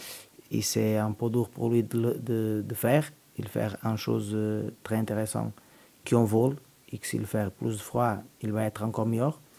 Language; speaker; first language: French; non-native, learner; Portuguese